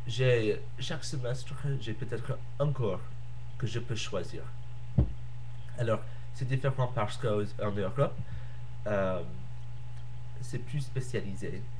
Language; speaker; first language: French; non-native, learner; English